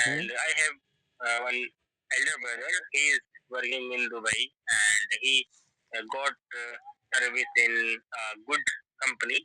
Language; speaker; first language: English; non-native, learner; Hindi